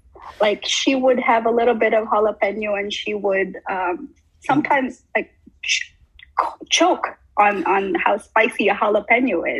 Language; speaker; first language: English; non-native, local second language; Filipino